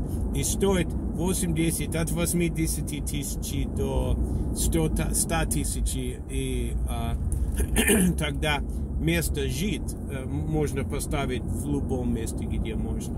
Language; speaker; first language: Russian; non-native, learner; English